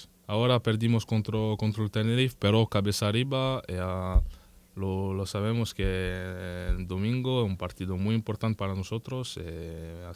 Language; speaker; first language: Spanish; non-native, learner; French